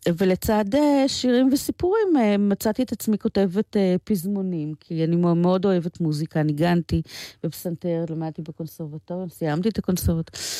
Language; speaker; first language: Hebrew; native; Hebrew